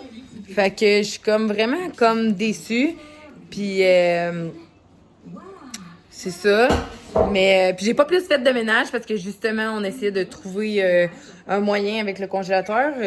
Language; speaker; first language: French; native; French